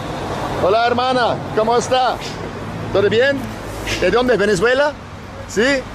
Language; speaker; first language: Spanish; non-native, learner; English